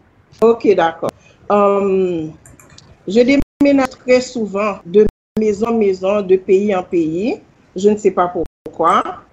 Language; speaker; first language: French; non-native, local second language; Haitian Creole